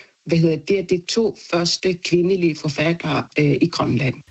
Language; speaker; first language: Danish; non-native, local second language; Kalaallisut